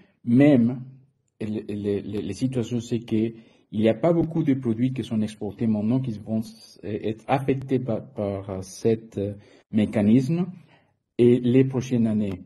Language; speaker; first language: French; non-native, fluent; Spanish